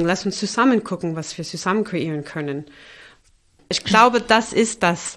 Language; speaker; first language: German; non-native, fluent; English